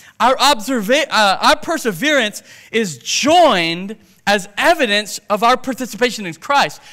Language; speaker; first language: English; native; English